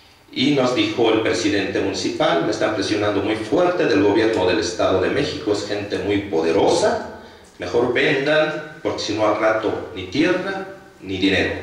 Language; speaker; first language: Spanish; native; Spanish